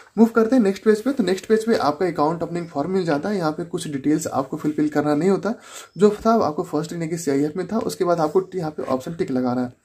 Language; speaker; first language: Hindi; native; Hindi